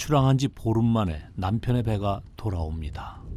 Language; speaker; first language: Korean; native; Korean